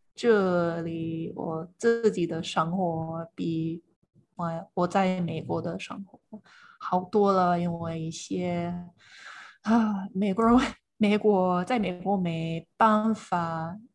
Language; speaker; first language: Chinese; non-native, fluent; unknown